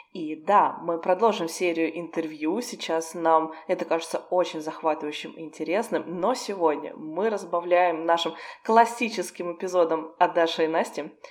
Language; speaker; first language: Russian; native; Russian